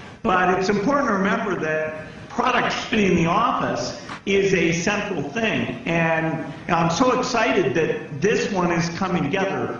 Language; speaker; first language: English; native; English